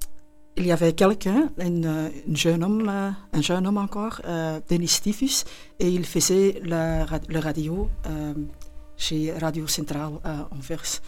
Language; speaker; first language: French; non-native, local second language; Dutch